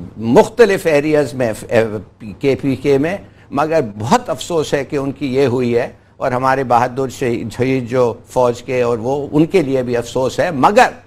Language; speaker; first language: Urdu; non-native, local second language; Pashto